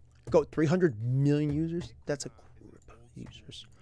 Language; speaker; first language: English; native; English